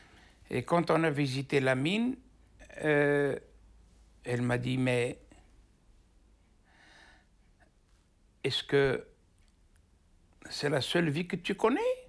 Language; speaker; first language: French; non-native, local second language; Arabic